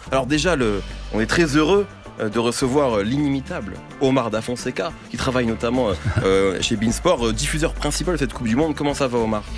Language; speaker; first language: French; native; French